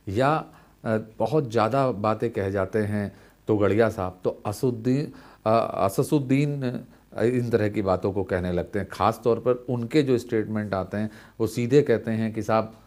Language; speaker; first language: Hindi; native; Hindi